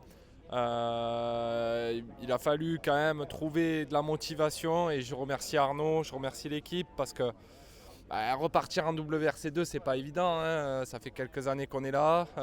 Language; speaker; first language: French; native; French